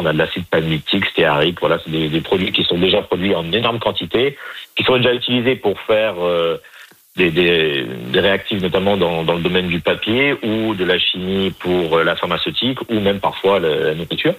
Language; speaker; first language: French; native; French